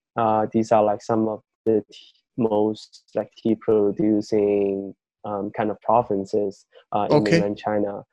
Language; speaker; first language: English; non-native, fluent; Chinese